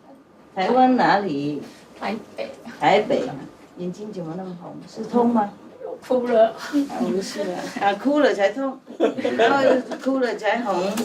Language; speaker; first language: Chinese; non-native, fluent; Vietnamese